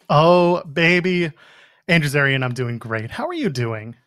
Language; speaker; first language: English; native; English